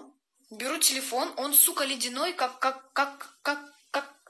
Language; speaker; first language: Russian; native; Russian